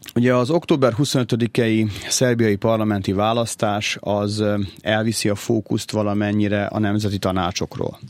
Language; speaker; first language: Hungarian; native; Hungarian